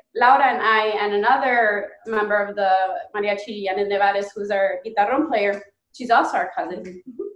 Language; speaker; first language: English; early bilingual, other home language; Spanish